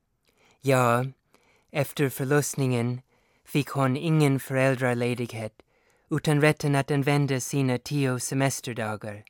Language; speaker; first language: Swedish; non-native, fluent; English